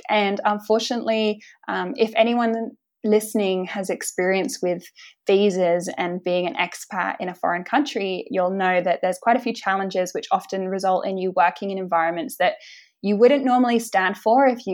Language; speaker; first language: English; native; English